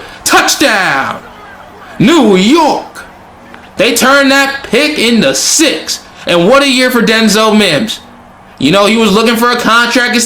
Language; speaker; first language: English; native; English